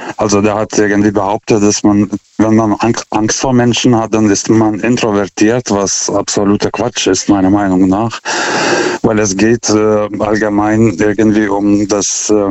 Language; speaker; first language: German; non-native, fluent; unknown